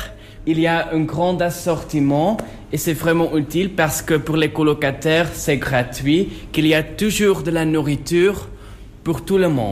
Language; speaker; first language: French; non-native, local second language; Dutch